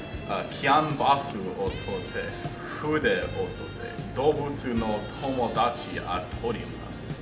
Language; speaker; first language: Japanese; non-native, learner; English